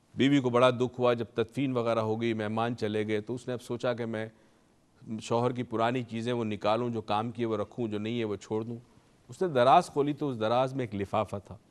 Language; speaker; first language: Urdu; native; Urdu